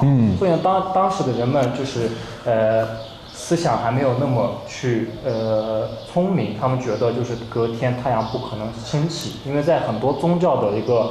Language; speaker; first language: Chinese; native; Chinese